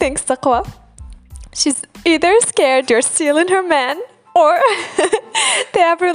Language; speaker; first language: English; non-native, fluent; Arabic